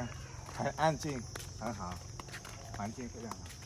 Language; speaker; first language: Chinese; non-native, fluent; Vietnamese